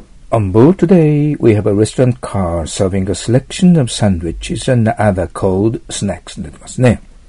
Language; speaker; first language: English; non-native, fluent; Japanese